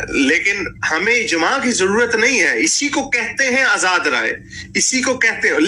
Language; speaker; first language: Urdu; native; Urdu